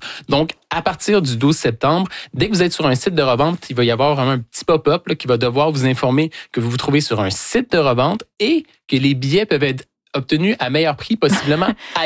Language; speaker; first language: French; native; French